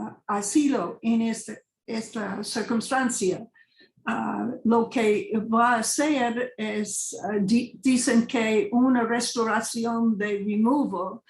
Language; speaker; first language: Spanish; non-native, fluent; English